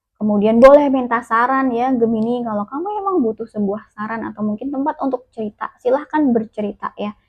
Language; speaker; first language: Indonesian; native; Indonesian